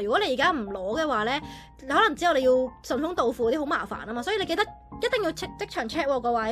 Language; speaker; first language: Cantonese; native; Cantonese